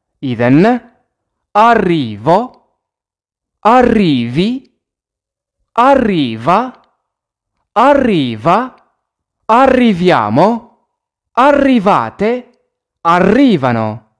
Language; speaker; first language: Italian; non-native, fluent; Arabic